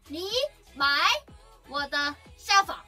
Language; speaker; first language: Chinese; non-native, learner; Korean